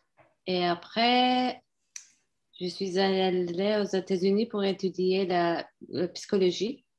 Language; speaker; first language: French; non-native, fluent; Turkish